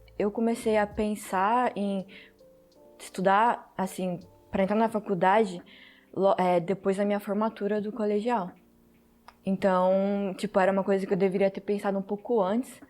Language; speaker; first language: Portuguese; early bilingual, heritage; Portuguese